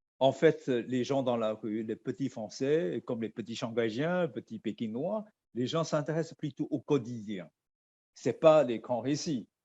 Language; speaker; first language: French; non-native, fluent; Chinese